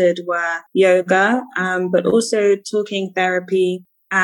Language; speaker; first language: English; native; English